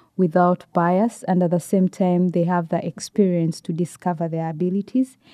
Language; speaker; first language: English; non-native, local second language; Ganda